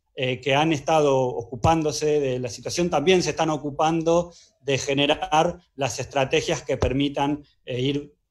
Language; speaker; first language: Spanish; native; Spanish